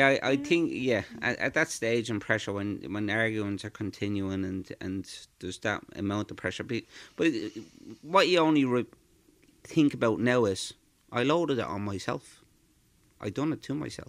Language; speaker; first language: English; native; English